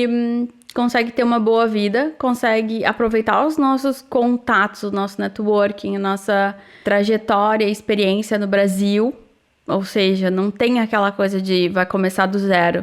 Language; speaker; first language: Portuguese; native; Portuguese